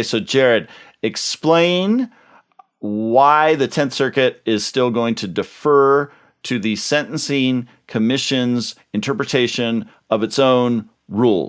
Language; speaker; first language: English; native; English